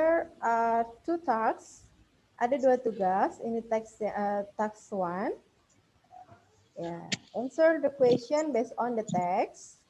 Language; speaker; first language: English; non-native, fluent; Indonesian